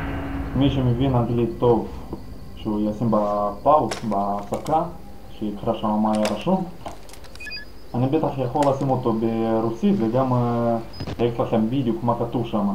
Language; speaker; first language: Hebrew; non-native, fluent; Russian